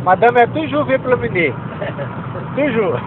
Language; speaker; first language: French; non-native, learner; Portuguese